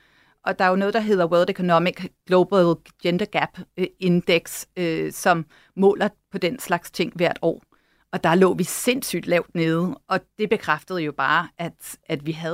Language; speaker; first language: Danish; native; Danish